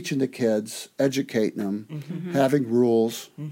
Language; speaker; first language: English; native; English